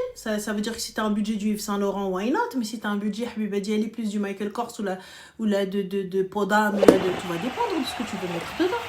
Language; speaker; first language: French; early bilingual, other home language; Arabic